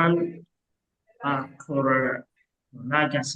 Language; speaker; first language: Indonesian; non-native, learner; Arabic